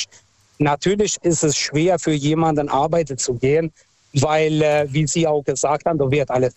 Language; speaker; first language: German; non-native, fluent; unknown